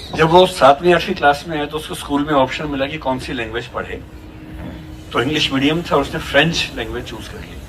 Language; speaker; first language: Hindi; native; Hindi